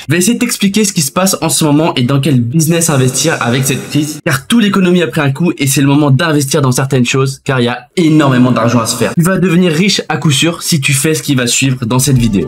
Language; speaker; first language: French; native; French